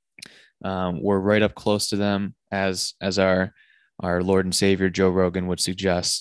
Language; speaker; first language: English; native; English